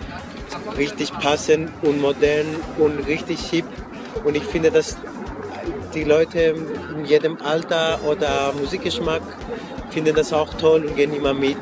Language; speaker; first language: German; non-native, fluent; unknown